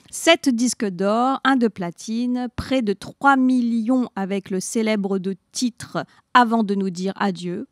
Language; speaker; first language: French; native; French